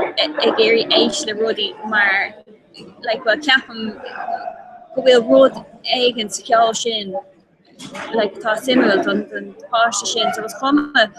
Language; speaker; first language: Irish; non-native, local second language; English